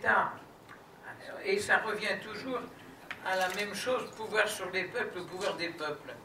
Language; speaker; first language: French; native; French